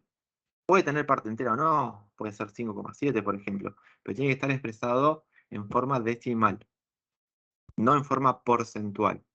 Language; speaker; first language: Spanish; native; Spanish